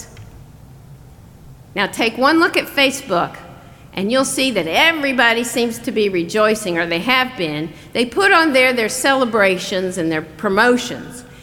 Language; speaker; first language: English; native; English